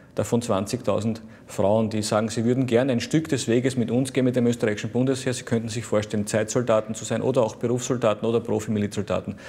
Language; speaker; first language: German; native; German